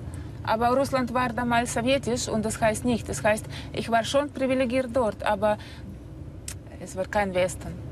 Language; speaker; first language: German; non-native, fluent; Russian